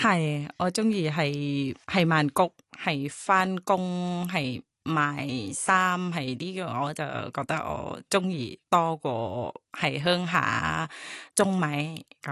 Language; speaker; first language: Cantonese; non-native, learner; Thai